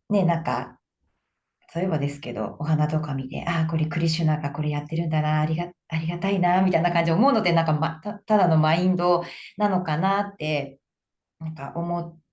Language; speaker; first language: Japanese; native; Japanese